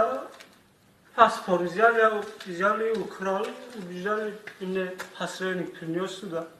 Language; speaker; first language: Russian; non-native, learner; Tajik